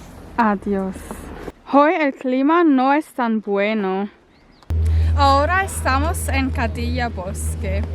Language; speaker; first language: Spanish; non-native, learner; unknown